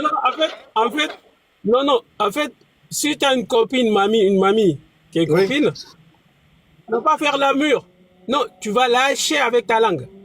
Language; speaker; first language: French; non-native, fluent; Arabic